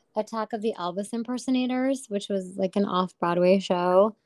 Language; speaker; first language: English; native; English